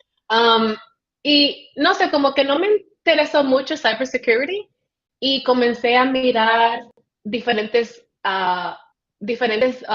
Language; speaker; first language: Spanish; early bilingual, heritage; Spanish